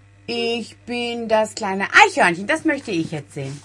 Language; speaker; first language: German; native; German